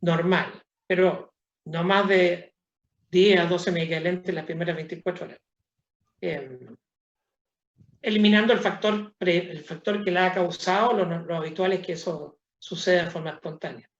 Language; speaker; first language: Spanish; native; Spanish